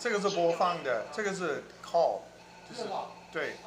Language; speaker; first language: Chinese; non-native, learner; English